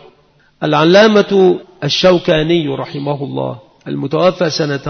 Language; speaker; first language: Arabic; native; Arabic